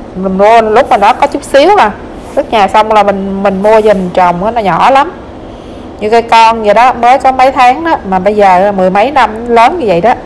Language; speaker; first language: Vietnamese; native; Vietnamese